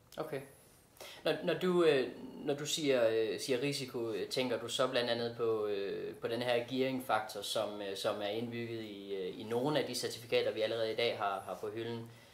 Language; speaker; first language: Danish; native; Danish